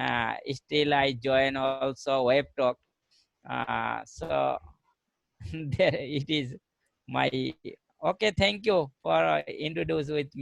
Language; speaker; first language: English; non-native, learner; Bangla